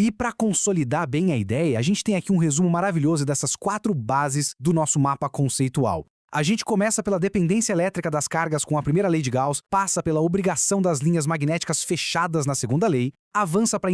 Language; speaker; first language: Portuguese; native; Portuguese